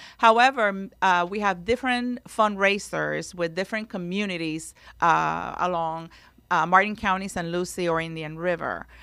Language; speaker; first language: English; non-native, local second language; Spanish